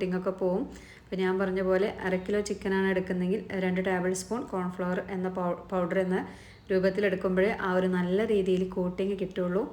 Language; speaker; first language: Malayalam; native; Malayalam